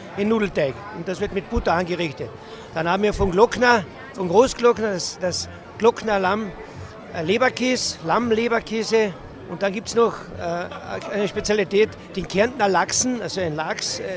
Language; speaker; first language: German; native; German